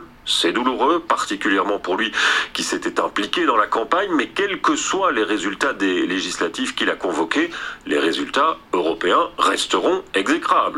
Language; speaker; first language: French; native; French